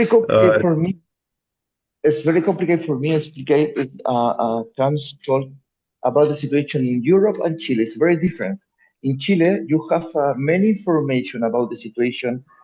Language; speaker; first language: English; non-native, learner; Spanish